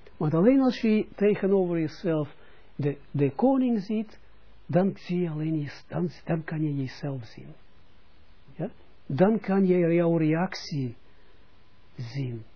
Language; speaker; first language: Dutch; non-native, fluent; Russian